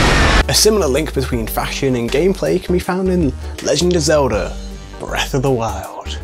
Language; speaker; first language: English; native; English